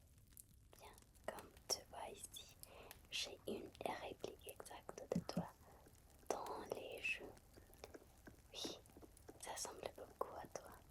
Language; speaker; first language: French; non-native, fluent; Spanish